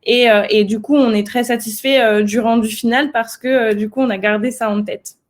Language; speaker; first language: French; native; French